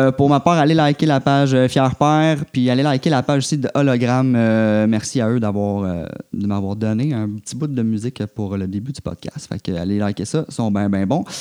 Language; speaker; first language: French; native; French